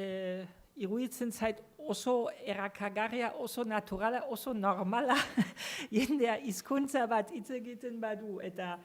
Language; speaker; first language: Basque; non-native, fluent; German